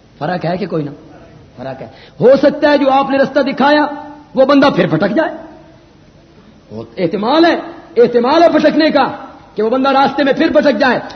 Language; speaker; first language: Urdu; non-native, local second language; Punjabi